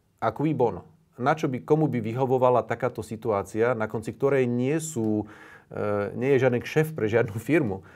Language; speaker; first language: Slovak; native; Slovak